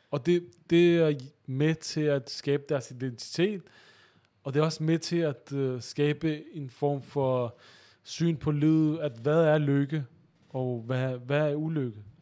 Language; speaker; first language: Danish; early bilingual, other home language; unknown